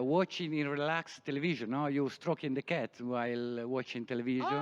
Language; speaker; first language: English; non-native, learner; Italian